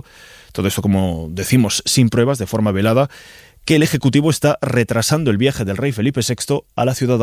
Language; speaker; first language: Spanish; native; Spanish